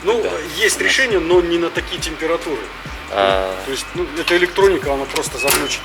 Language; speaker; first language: Russian; native; Russian